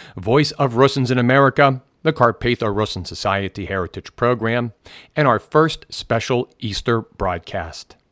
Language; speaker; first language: English; native; English